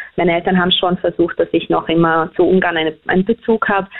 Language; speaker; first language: German; early bilingual, other home language; Hungarian